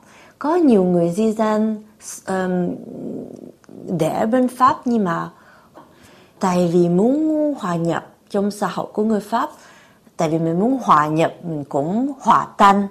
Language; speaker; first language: Vietnamese; early bilingual, heritage; Vietnamese